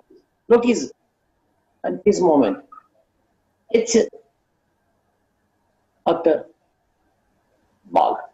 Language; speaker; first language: English; non-native, learner; Romanian